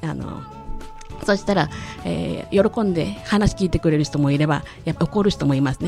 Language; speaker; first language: Japanese; non-native, fluent; Spanish